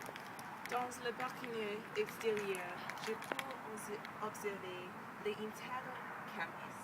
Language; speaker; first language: French; non-native, learner; English